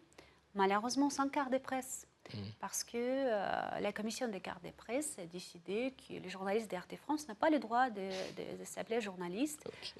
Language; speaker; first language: French; non-native, fluent; Russian